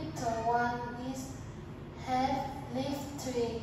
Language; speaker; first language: English; non-native, learner; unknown